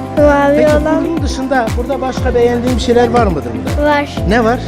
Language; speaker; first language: Turkish; native; Turkish